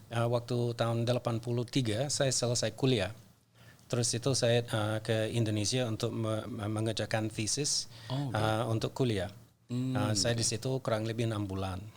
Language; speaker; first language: Indonesian; non-native, fluent; English